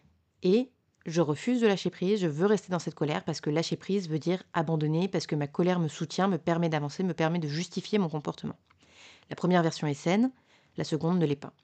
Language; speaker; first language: French; native; French